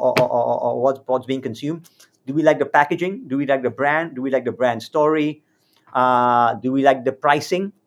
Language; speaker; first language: English; native; English